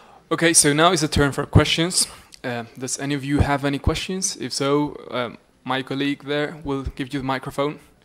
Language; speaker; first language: English; non-native, fluent; Spanish